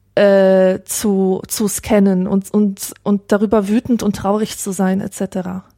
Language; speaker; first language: German; native; German